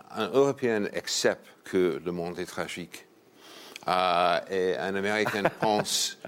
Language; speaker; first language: French; non-native, fluent; English